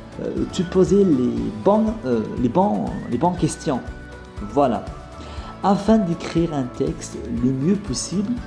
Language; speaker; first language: French; non-native, fluent; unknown